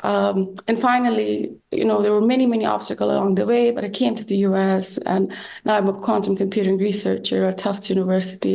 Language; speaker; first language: English; non-native, fluent; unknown